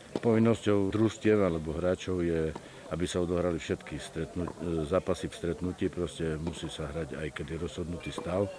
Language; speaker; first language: Slovak; native; Slovak